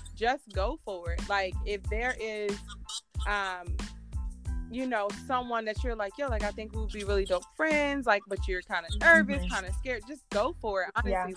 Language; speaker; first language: English; native; English